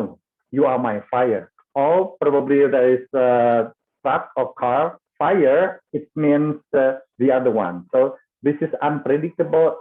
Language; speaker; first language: English; non-native, fluent; Indonesian